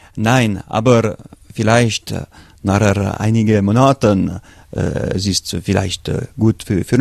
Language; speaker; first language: German; non-native, learner; French